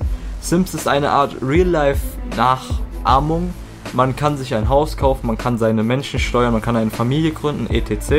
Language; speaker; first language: German; native; German